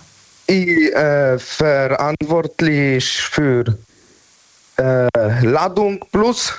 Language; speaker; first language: German; non-native, learner; Polish